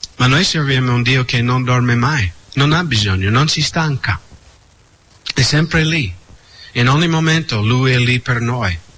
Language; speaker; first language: Italian; non-native, fluent; English